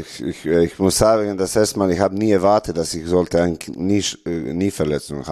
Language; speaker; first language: German; non-native, learner; Serbian